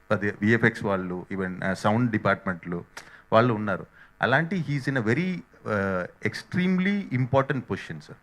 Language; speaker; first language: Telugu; non-native, learner; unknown